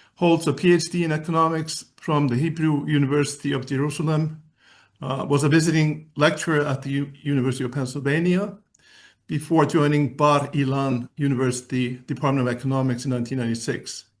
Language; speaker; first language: English; non-native, fluent; Icelandic